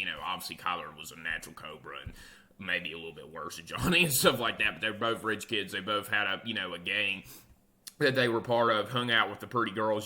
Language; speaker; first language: English; native; English